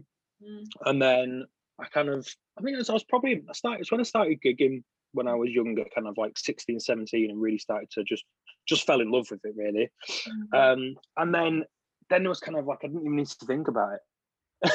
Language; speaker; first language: English; native; English